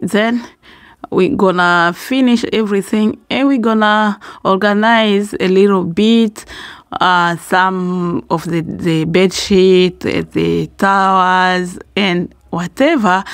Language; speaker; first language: English; non-native, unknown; Swahili